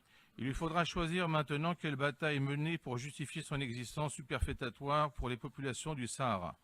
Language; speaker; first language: French; non-native, fluent; Greek